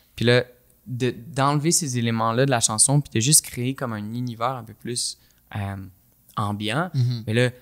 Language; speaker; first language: French; native; French